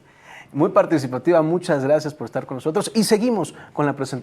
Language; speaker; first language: Spanish; native; Spanish